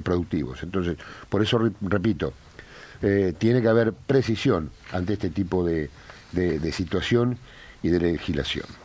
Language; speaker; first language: Spanish; native; Spanish